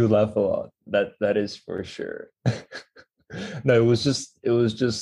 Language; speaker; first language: English; non-native, fluent; Greek